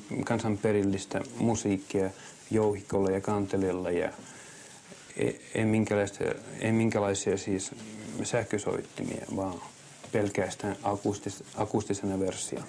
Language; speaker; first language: Finnish; non-native, fluent; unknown